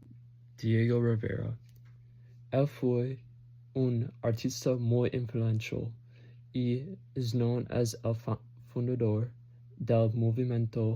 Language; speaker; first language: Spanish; non-native, learner; English